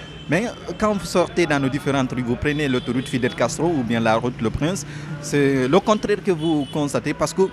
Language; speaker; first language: French; non-native, local second language; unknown